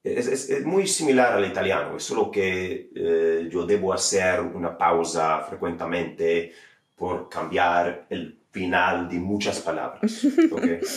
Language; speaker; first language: Spanish; non-native, fluent; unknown